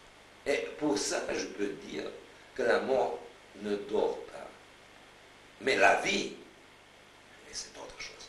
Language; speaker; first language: French; non-native, fluent; Romanian